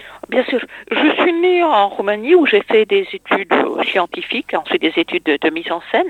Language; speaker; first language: French; non-native, fluent; Romanian